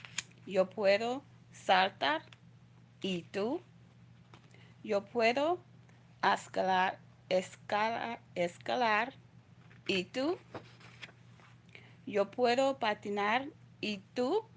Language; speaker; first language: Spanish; non-native, learner; English